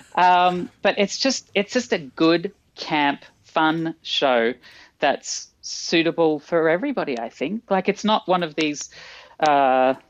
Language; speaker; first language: English; native; English